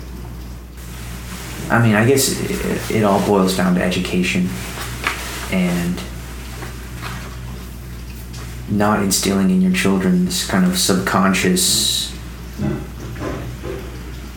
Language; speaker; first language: English; native; English